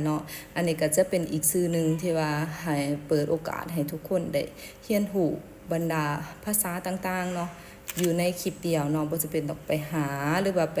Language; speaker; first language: Thai; non-native, local second language; Lao